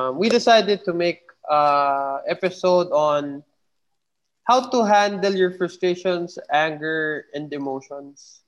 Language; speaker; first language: English; non-native, local second language; Filipino